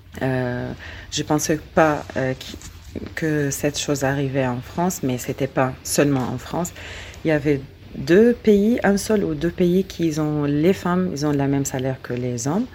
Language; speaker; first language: French; non-native, learner; Arabic